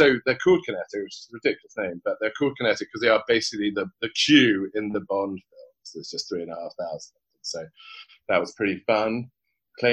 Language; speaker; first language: English; native; English